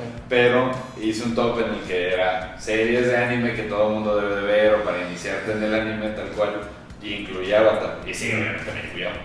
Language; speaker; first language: Spanish; native; Spanish